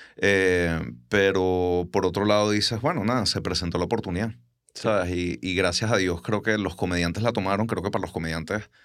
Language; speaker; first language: Spanish; native; Spanish